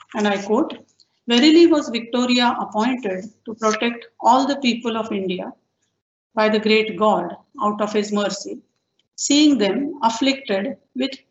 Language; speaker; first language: English; non-native, local second language; Marathi